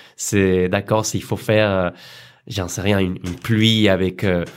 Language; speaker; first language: French; non-native, fluent; Spanish